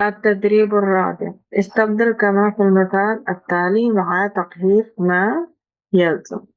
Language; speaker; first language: Arabic; non-native, fluent; Urdu